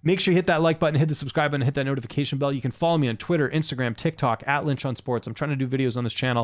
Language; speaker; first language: English; native; English